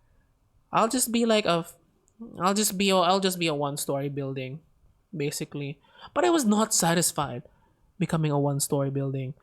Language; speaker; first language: English; non-native, local second language; Filipino